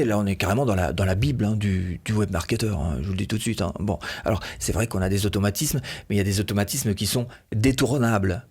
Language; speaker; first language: French; native; French